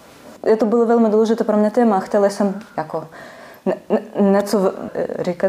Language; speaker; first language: Czech; non-native, learner; Russian